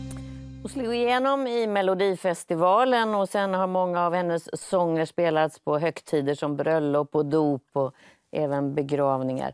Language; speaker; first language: Swedish; native; Swedish